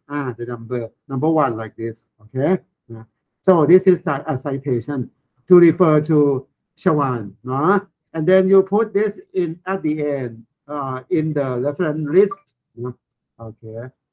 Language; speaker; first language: English; non-native, fluent; Thai